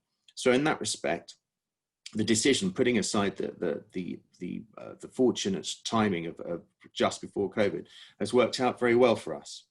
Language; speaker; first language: English; native; English